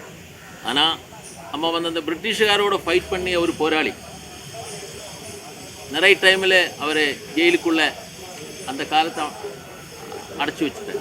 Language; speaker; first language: Tamil; non-native, learner; Malayalam